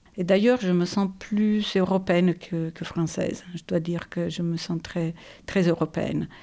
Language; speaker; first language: French; non-native, fluent; Italian